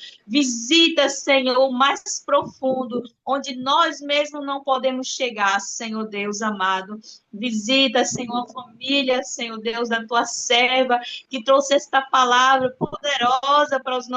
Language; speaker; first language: Portuguese; native; Portuguese